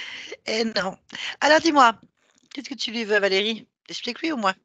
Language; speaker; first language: French; native; French